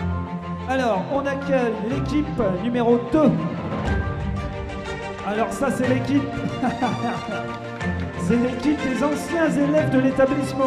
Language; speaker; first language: French; native; French